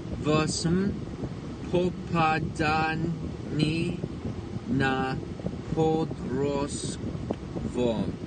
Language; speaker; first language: Russian; non-native, learner; English